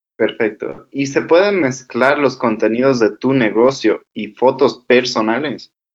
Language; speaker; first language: Spanish; native; Spanish